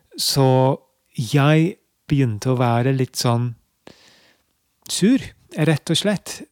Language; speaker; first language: Norwegian; non-native, fluent; English